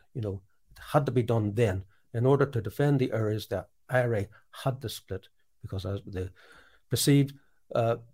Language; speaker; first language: English; native; English